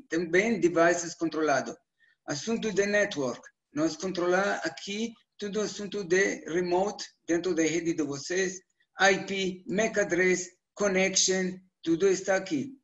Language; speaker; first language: Portuguese; non-native, learner; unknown